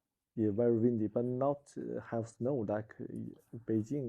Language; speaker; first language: English; non-native, learner; Chinese